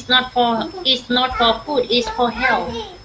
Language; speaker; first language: English; non-native, learner; Vietnamese